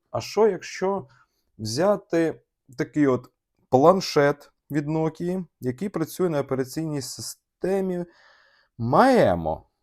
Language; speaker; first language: Ukrainian; non-native, local second language; Russian